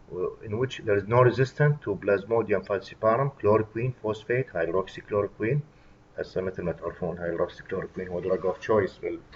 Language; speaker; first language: English; non-native, fluent; Arabic